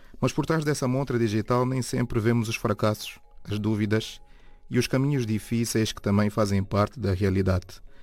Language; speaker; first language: Portuguese; native; Portuguese